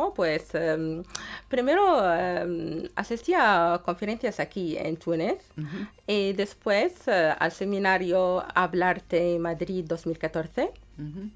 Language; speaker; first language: Spanish; non-native, fluent; Arabic